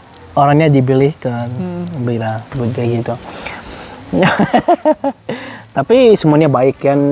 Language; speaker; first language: Indonesian; non-native, fluent; Arabic